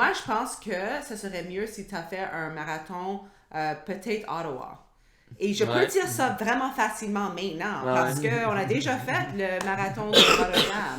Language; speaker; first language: French; non-native, local second language; English